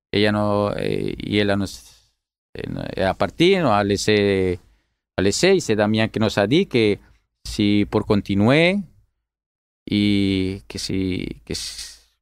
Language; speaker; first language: French; non-native, learner; Spanish